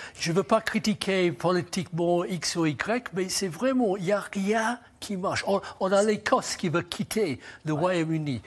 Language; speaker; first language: French; non-native, fluent; English